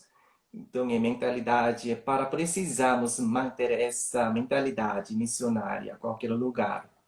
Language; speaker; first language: Portuguese; non-native, learner; Korean